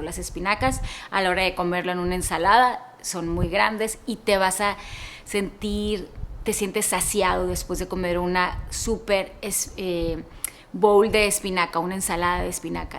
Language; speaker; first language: Spanish; native; Spanish